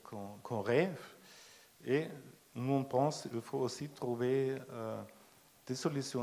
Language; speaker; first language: French; non-native, fluent; German